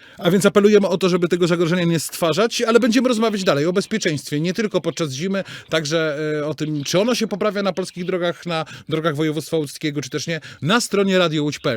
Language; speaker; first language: Polish; native; Polish